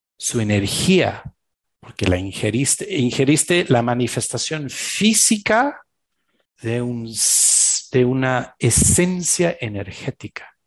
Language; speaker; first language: Spanish; non-native, fluent; French